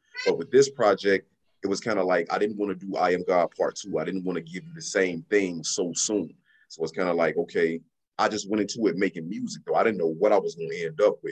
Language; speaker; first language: English; native; English